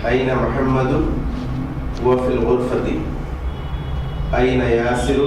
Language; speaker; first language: Arabic; non-native, learner; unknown